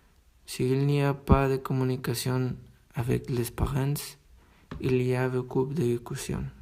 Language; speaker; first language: French; non-native, learner; Spanish